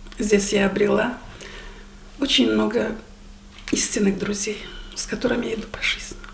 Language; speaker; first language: Russian; native; Russian